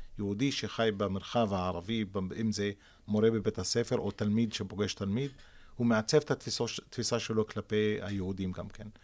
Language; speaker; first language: Hebrew; non-native, local second language; Arabic